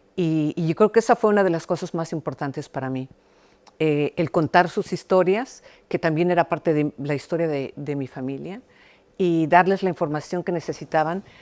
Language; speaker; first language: Spanish; early bilingual, heritage; Spanish